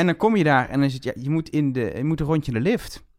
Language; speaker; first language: Dutch; native; Dutch